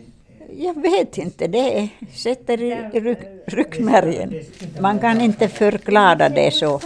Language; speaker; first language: Swedish; non-native, learner; Finnish